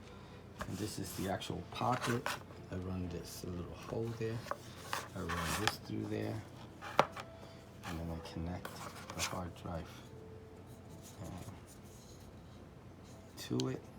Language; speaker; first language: English; native; English